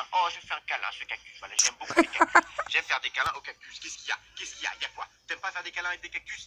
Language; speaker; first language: French; native; French